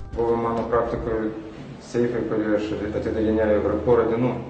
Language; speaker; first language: Lithuanian; non-native, learner; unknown